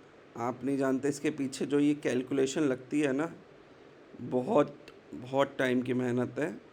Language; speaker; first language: Hindi; native; Hindi